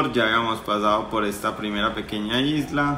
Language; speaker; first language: Spanish; native; Spanish